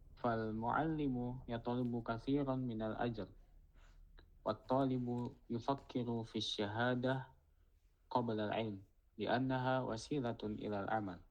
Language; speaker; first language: Arabic; non-native, learner; Indonesian